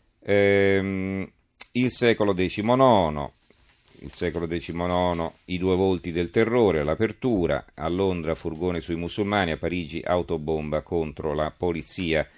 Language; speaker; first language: Italian; native; Italian